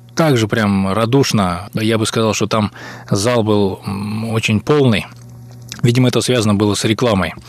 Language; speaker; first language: Russian; native; Russian